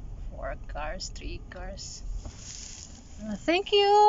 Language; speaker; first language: English; non-native, learner; Filipino